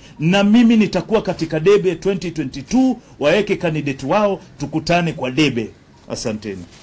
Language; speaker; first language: Swahili; native; Swahili